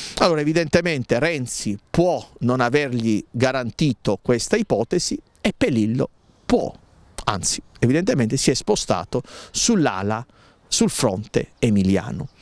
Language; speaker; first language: Italian; native; Italian